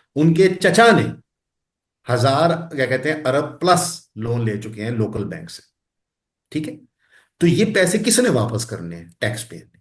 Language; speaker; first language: Urdu; non-native, local second language; Punjabi